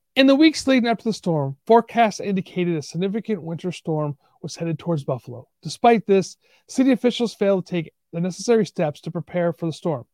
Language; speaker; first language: English; native; English